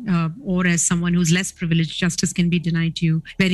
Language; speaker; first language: English; non-native, local second language; Tamil